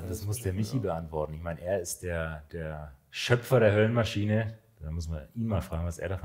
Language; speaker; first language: German; native; German